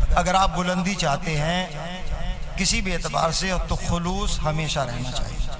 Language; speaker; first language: Urdu; native; Urdu